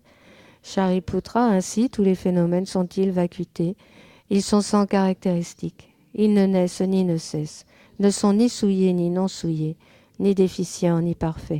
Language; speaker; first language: French; native; French